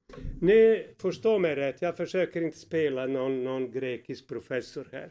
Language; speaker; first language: Swedish; non-native, fluent; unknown